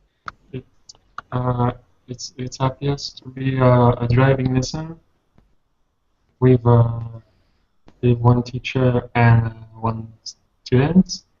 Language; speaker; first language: English; non-native, learner; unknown